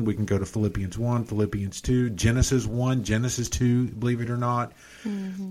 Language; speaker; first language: English; native; English